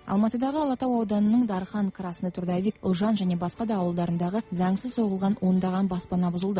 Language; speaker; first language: Kazakh; native; Kazakh